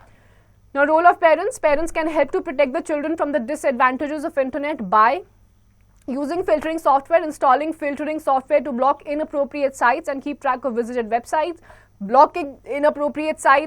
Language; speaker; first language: English; non-native, local second language; Hindi